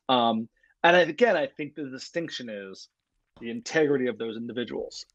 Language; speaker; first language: English; native; English